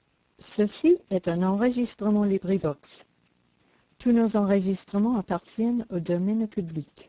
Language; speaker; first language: French; native; French